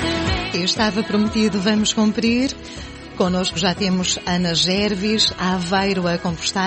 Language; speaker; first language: Portuguese; native; Portuguese